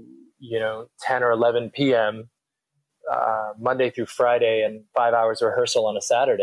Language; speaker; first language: English; native; English